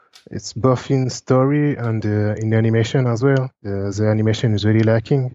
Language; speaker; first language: English; non-native, fluent; French